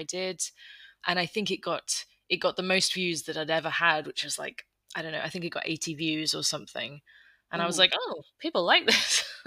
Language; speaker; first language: English; native; English